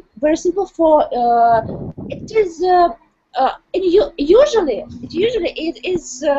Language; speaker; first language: English; non-native, learner; Russian